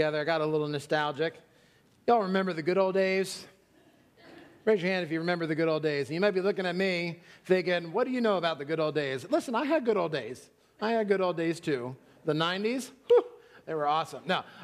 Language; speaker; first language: English; native; English